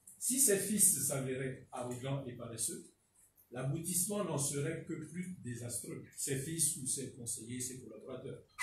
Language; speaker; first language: French; non-native, local second language; Fon